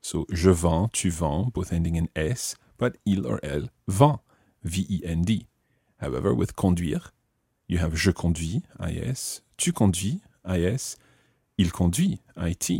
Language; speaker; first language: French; non-native, fluent; English